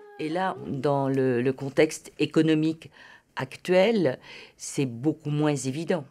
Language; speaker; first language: French; native; French